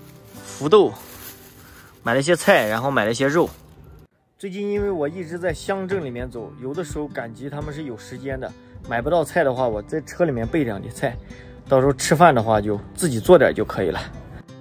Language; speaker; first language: Chinese; native; Chinese